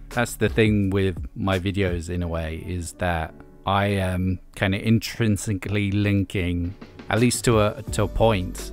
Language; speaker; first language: English; native; English